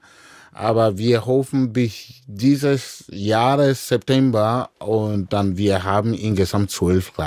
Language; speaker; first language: German; non-native, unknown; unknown